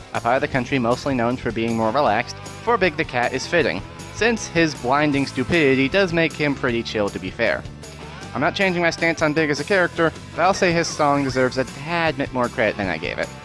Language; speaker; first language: English; native; English